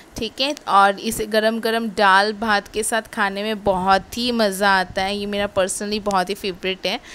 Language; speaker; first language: Hindi; non-native, local second language; Bangla